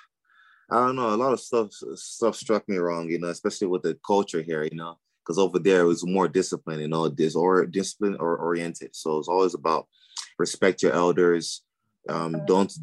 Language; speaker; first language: English; non-native, local second language; Igbo